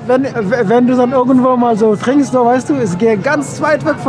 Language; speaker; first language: German; non-native, learner; Wolof